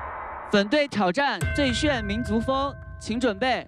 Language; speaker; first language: Chinese; native; Chinese